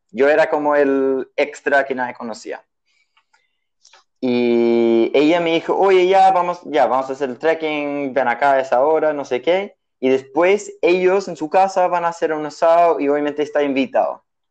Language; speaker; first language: Spanish; non-native, fluent; English